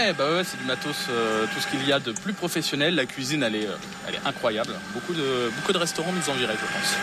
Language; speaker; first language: French; native; French